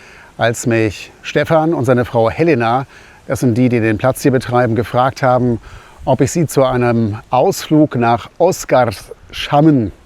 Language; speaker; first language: German; native; German